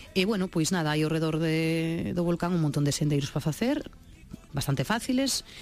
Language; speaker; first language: Galician; non-native, local second language; Spanish